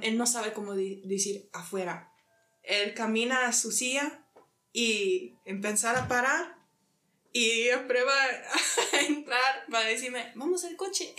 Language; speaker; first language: Spanish; early bilingual, heritage; English